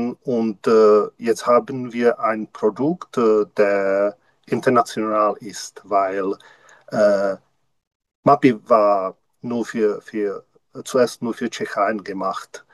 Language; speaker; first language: German; non-native, learner; Czech